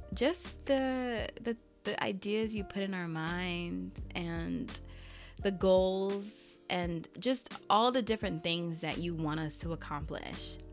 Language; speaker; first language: English; early bilingual, other home language; Haitian Creole